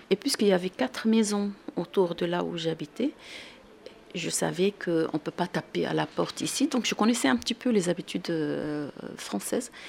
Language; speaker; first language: French; non-native, local second language; Arabic